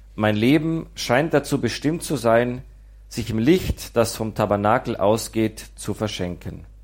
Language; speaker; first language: German; native; German